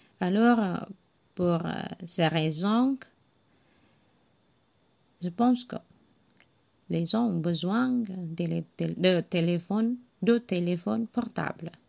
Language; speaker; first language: French; non-native, learner; Javanese